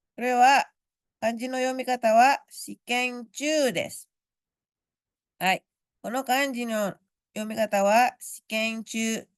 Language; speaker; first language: Japanese; non-native, fluent; Indonesian